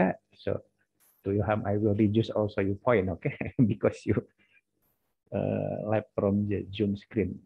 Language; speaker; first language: English; non-native, learner; Indonesian